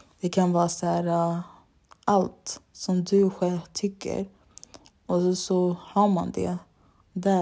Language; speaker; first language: Swedish; early bilingual, other home language; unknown